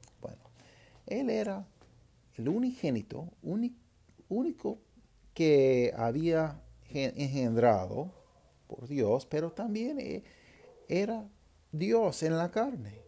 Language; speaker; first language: Spanish; non-native, fluent; English